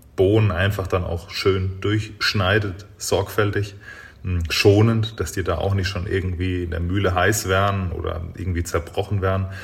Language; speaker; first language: German; native; German